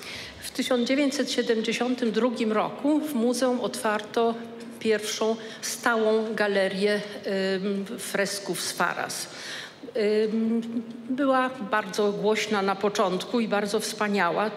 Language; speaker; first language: Polish; native; Polish